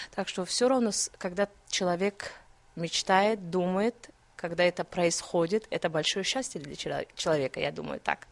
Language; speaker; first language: Russian; non-native, local second language; Tajik